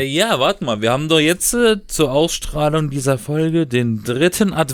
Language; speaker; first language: German; native; German